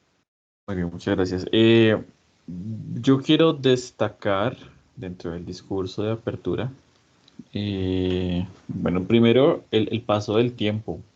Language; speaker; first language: Spanish; native; Spanish